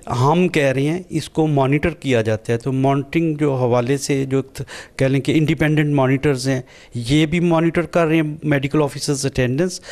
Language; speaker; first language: Urdu; non-native, local second language; Punjabi